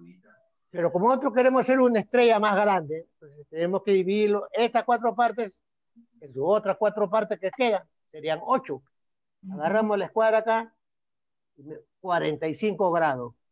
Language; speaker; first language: Spanish; native; Spanish